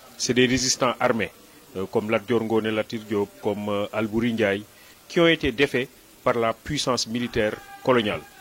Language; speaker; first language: French; non-native, local second language; Wolof